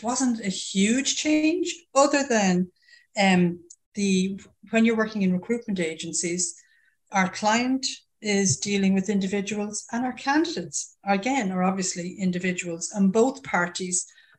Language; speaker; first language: English; native; English